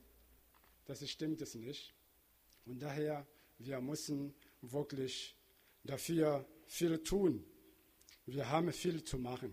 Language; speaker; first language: German; non-native, fluent; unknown